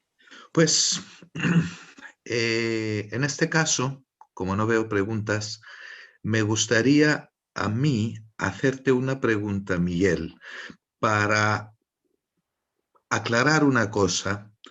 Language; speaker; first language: Spanish; non-native, fluent; Greek